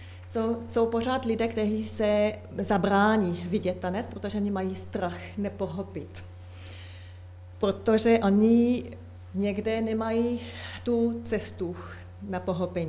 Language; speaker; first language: Czech; non-native, learner; French